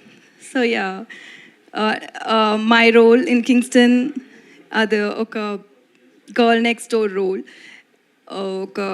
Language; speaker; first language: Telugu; non-native, learner; Tamil